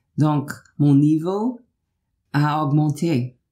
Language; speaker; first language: French; non-native, learner; English